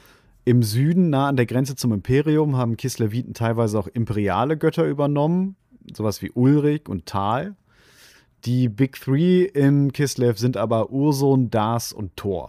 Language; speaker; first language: German; native; German